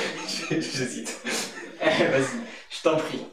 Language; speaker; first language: French; native; French